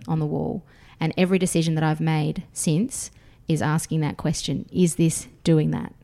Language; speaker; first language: English; early bilingual, other home language; Russian